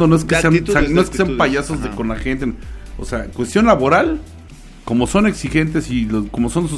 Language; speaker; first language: Spanish; native; Spanish